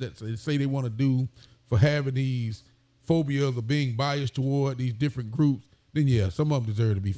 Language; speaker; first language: English; native; English